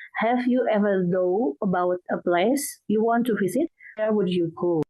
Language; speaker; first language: English; non-native, learner; Indonesian